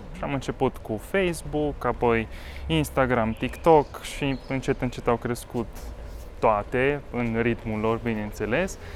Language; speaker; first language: Romanian; native; Romanian